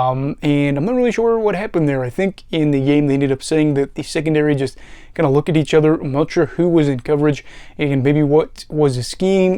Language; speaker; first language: English; native; English